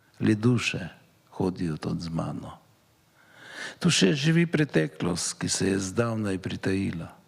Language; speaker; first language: Slovenian; native; Slovenian